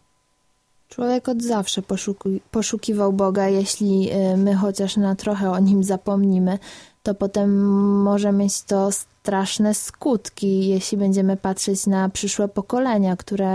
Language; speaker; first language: Polish; native; Polish